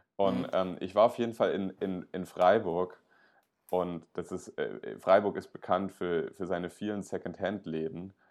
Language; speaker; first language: German; native; German